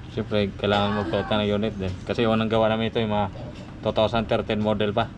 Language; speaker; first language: Filipino; non-native, local second language; Masbatenyo